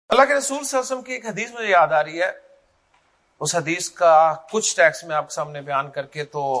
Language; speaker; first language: Urdu; native; Urdu